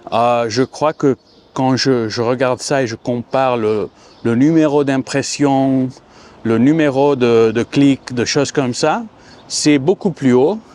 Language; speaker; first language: French; non-native, fluent; Spanish